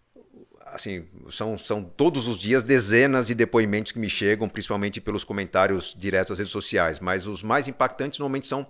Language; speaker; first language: Portuguese; native; Portuguese